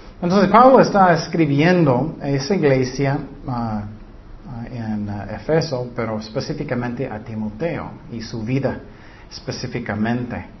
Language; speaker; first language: Spanish; non-native, learner; English